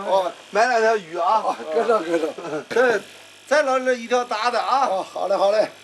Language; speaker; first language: Chinese; native; Chinese